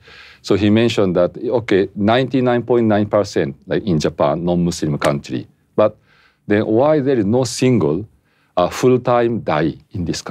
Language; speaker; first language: English; non-native, fluent; Japanese